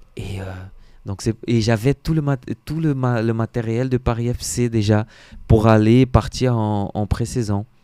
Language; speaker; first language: French; non-native, fluent; Portuguese